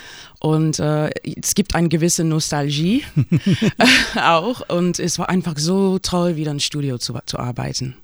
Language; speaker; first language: German; non-native, fluent; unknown